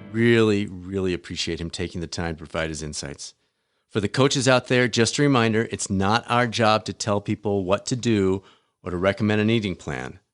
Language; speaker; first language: English; native; English